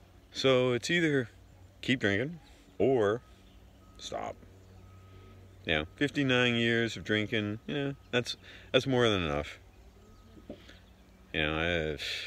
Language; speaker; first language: English; native; English